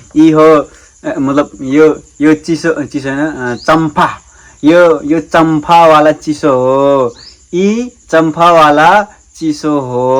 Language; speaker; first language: Nepali; non-native, local second language; Rana Tharu